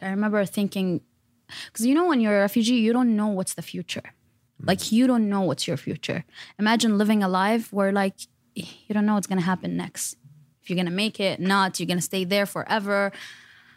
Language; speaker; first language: English; non-native, fluent; Arabic